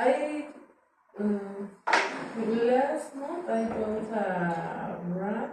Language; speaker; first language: English; non-native, learner; Spanish